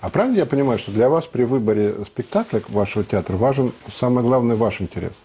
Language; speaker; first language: Russian; native; Russian